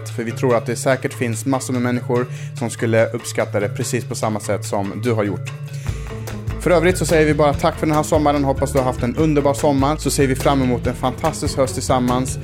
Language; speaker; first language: Swedish; native; Swedish